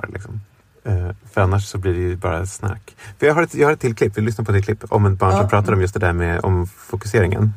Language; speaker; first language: Swedish; native; Swedish